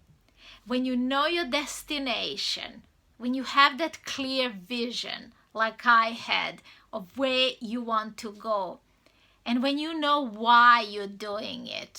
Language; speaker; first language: English; non-native, fluent; Serbian